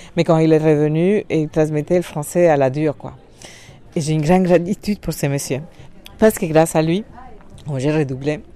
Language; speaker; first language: French; non-native, fluent; Spanish